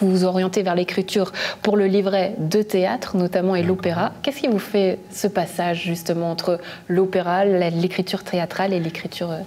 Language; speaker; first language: French; native; French